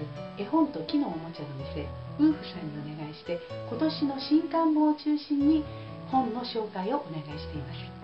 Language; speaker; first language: Japanese; native; Japanese